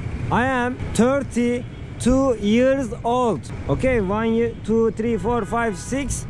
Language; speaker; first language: English; non-native, learner; Turkish